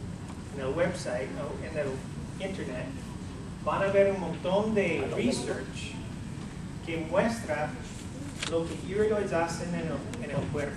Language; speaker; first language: Spanish; early bilingual, heritage; English